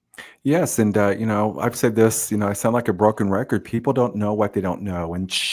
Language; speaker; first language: English; native; English